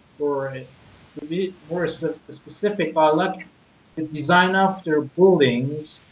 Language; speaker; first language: English; non-native, learner; Persian